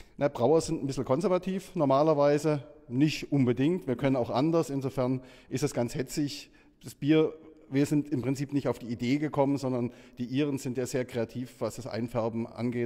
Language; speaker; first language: German; native; German